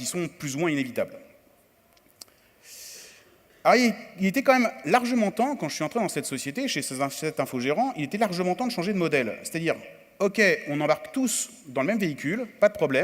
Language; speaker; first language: French; native; French